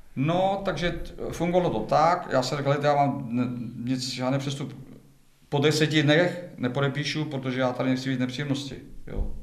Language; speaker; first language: Czech; native; Czech